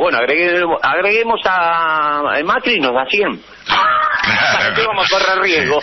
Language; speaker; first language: Spanish; native; Spanish